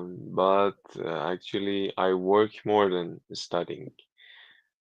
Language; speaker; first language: English; non-native, learner; Persian